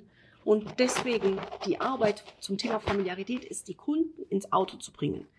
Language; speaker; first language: German; non-native, fluent; Italian